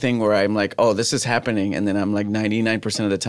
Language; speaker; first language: English; non-native, fluent; Spanish